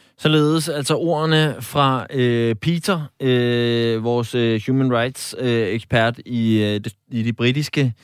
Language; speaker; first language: Danish; native; Danish